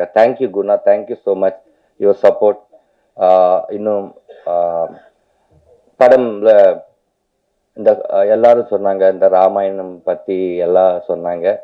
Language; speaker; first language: Tamil; non-native, learner; Telugu